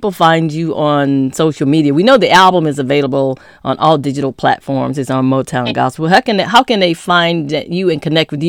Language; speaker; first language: English; native; English